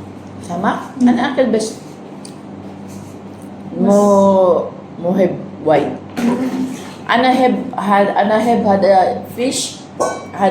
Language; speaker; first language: Arabic; non-native, learner; Filipino